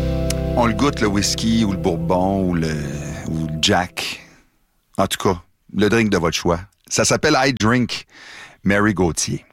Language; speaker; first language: French; native; French